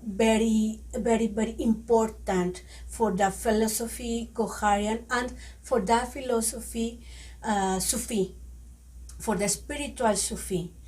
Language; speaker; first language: English; non-native, learner; Spanish